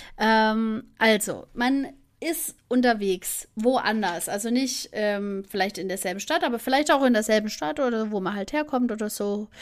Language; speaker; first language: German; native; German